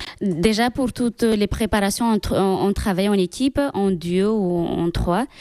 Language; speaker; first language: French; non-native, local second language; Malagasy